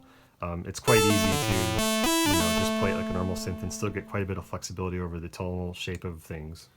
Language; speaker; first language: English; native; English